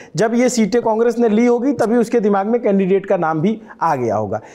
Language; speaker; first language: Hindi; native; Hindi